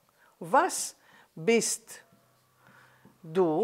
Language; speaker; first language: German; non-native, fluent; Greek